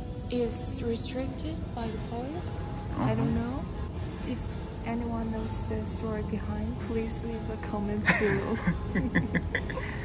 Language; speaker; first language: English; non-native, learner; Chinese